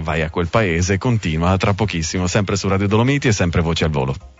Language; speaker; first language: Italian; native; Italian